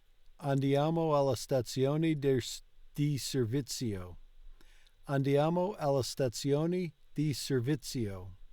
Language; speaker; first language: Italian; non-native, learner; English